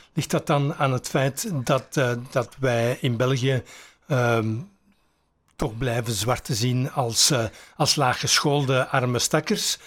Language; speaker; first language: Dutch; native; Dutch